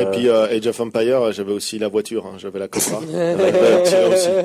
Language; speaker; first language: French; native; French